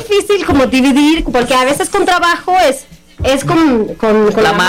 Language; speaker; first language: Spanish; non-native, learner; Swedish